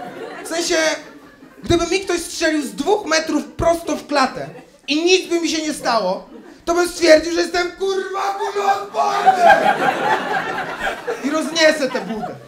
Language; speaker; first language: Polish; native; Polish